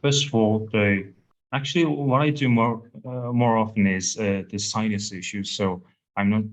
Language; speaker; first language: English; non-native, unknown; Mongolian